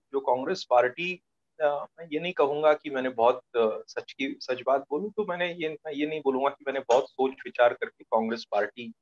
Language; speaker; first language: Hindi; non-native, local second language; Marathi